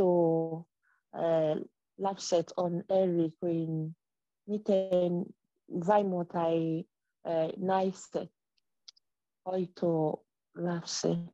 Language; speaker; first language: Finnish; non-native, learner; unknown